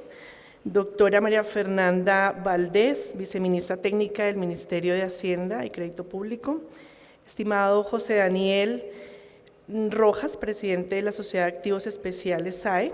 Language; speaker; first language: Spanish; native; Spanish